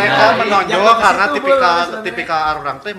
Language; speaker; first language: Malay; non-native, local second language; Sundanese